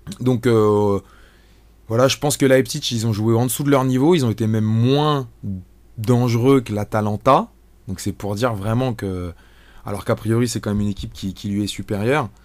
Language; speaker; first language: French; native; French